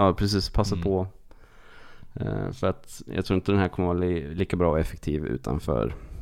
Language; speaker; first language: Swedish; native; Swedish